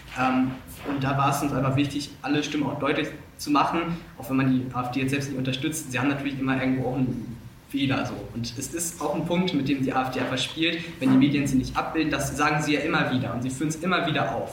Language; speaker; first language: German; native; German